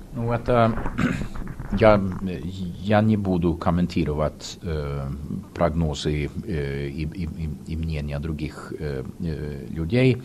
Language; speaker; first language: Russian; non-native, fluent; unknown